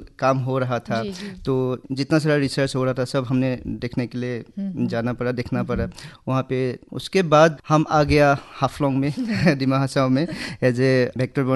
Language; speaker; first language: Hindi; non-native, local second language; Assamese